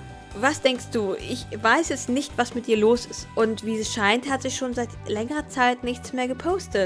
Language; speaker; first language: German; native; German